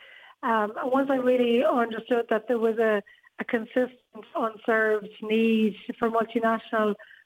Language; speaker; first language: English; native; English